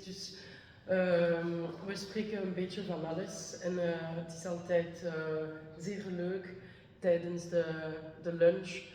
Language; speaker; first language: Dutch; non-native, local second language; French